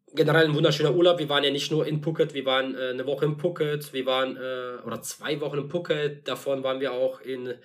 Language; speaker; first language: German; non-native, fluent; Russian